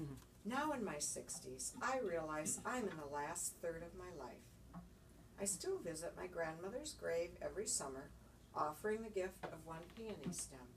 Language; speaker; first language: English; native; English